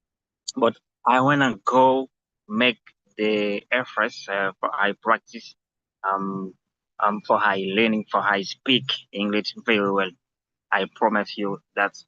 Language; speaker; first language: English; non-native, learner; Haitian Creole